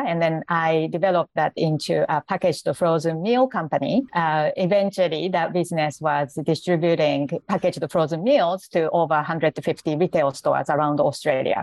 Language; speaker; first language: English; non-native, fluent; Japanese